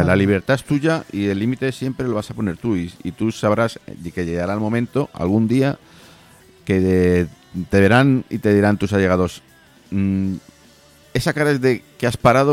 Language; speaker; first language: Spanish; native; Spanish